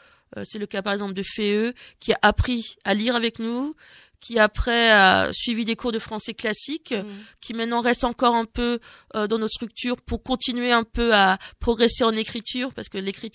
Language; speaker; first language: French; native; French